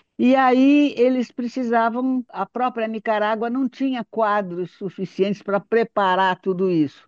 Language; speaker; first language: Portuguese; native; Portuguese